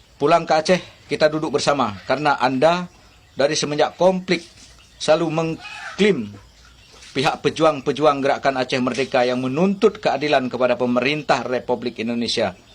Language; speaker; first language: Malay; non-native, local second language; Achinese